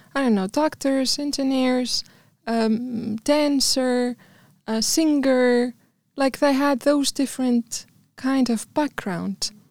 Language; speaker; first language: English; non-native, fluent; Arabic